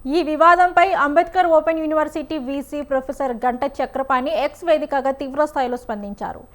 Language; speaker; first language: Telugu; native; Telugu